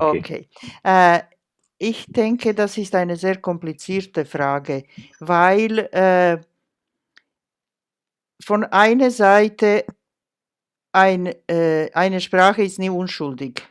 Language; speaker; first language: German; non-native, fluent; Croatian